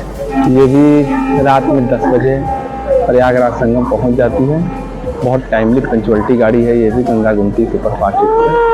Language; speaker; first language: Hindi; native; Hindi